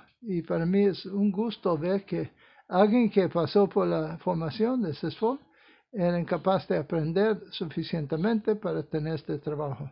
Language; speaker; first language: Spanish; non-native, fluent; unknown